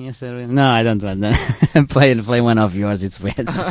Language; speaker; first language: English; non-native, learner; Spanish